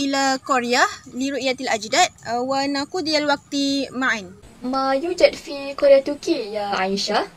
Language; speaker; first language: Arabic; non-native, learner; Malay